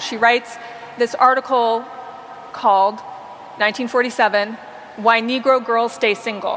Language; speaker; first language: English; native; English